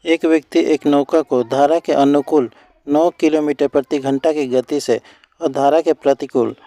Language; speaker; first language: Hindi; non-native, local second language; Assamese